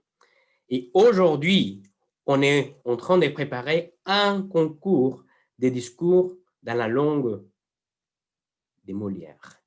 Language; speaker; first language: French; non-native, fluent; Spanish